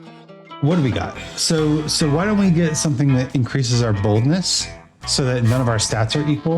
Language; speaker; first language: English; native; English